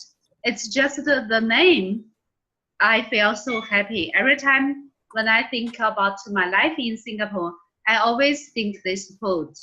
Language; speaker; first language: English; non-native, learner; Chinese